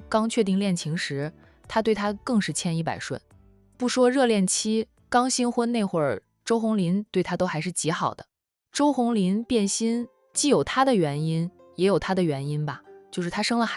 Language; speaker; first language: Chinese; native; Chinese